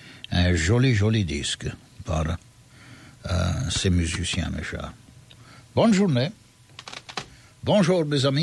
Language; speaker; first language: French; early bilingual, heritage; French